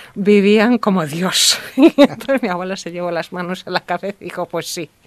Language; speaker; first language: Spanish; early bilingual, heritage; Russian